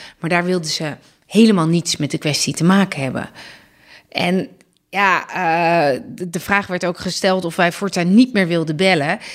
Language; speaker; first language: Dutch; native; Dutch